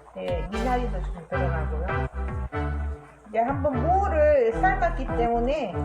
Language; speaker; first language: Korean; native; Korean